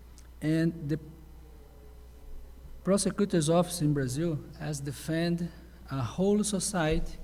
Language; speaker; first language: English; non-native, learner; Portuguese